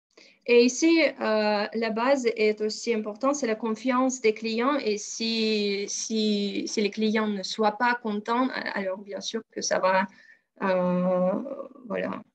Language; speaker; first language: French; non-native, fluent; Russian